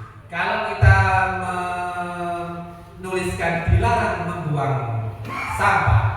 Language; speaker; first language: Indonesian; native; Indonesian